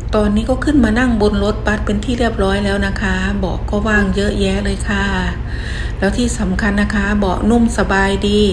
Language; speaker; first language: Thai; native; Thai